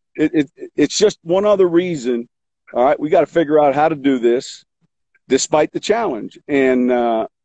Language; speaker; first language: English; native; English